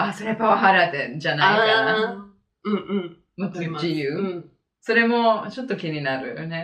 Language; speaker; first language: Japanese; non-native, fluent; Italian